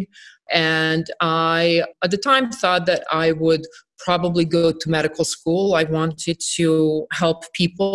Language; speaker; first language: English; non-native, fluent; Bosnian